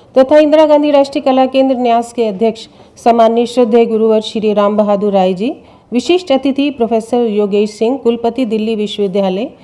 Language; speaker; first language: Hindi; native; Hindi